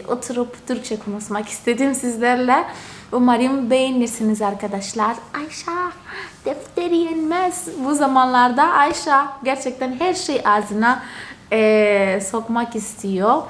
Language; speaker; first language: Turkish; non-native, fluent; Portuguese